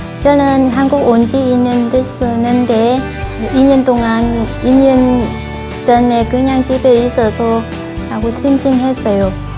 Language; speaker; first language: Korean; non-native, learner; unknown